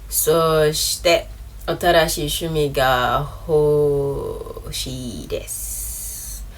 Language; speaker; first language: Japanese; non-native, learner; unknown